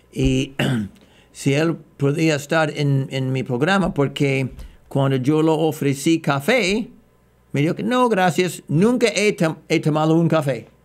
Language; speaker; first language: Spanish; non-native, fluent; English